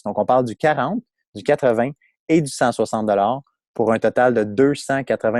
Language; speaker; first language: French; native; French